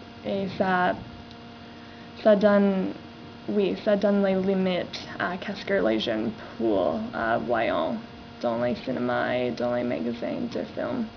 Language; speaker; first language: French; non-native, learner; English